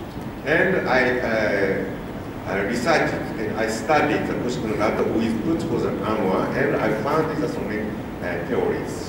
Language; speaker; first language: English; non-native, learner; Japanese